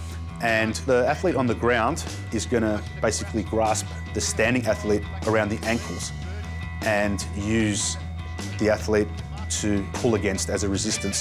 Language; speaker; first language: English; native; English